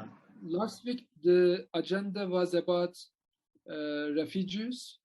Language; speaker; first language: English; non-native, learner; Turkish